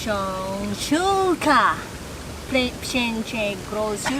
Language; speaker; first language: Polish; non-native, learner; Balinese